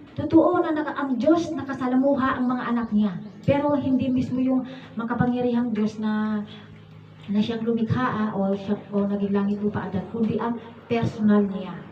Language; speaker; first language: Filipino; non-native, local second language; Iloko